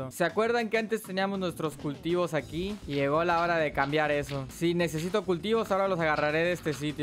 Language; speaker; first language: Spanish; native; Spanish